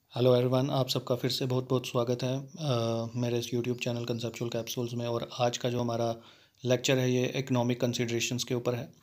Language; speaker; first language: Hindi; native; Hindi